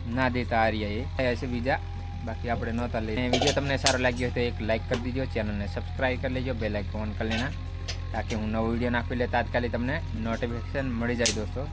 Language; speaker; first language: Gujarati; native; Gujarati